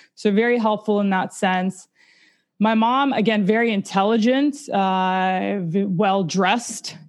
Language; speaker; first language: English; early bilingual, other home language; Russian